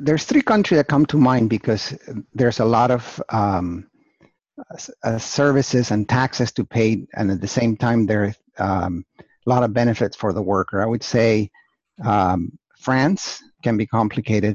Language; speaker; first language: English; non-native, fluent; Spanish